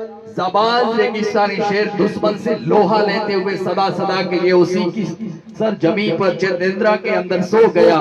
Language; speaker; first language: Hindi; native; Hindi